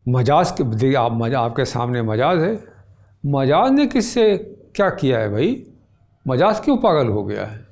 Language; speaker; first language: Urdu; native; Urdu